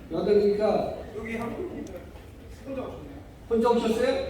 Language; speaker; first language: Korean; native; Korean